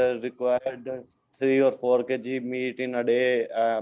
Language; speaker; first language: English; non-native, learner; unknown